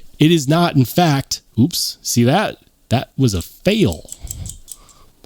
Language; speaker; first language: English; native; English